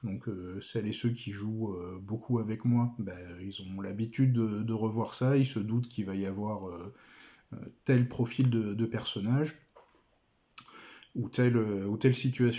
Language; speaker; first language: French; native; French